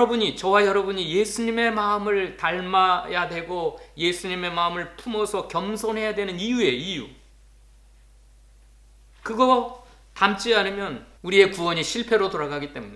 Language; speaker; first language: Korean; native; Korean